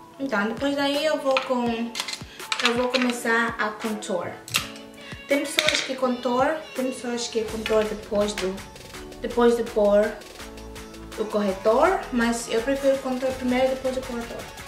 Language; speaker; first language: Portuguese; early bilingual, heritage; English